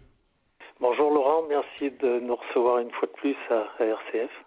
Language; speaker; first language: French; native; French